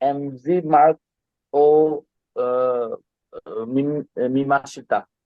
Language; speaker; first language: Japanese; non-native, learner; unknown